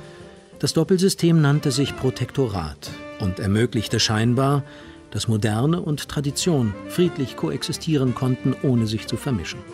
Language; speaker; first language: German; native; German